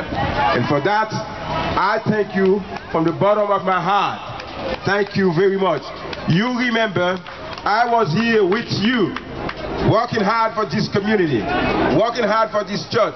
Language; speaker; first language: English; non-native, fluent; Haitian Creole